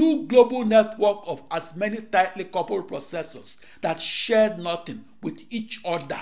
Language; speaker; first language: English; non-native, local second language; Igbo